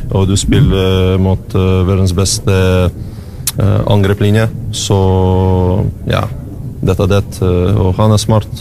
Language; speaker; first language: Norwegian; non-native, learner; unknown